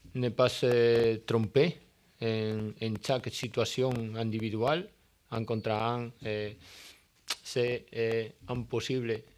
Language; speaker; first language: French; non-native, learner; Spanish